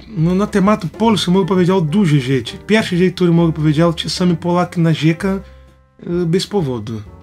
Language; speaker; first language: Polish; non-native, learner; Portuguese